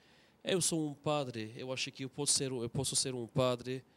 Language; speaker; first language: Portuguese; non-native, fluent; Arabic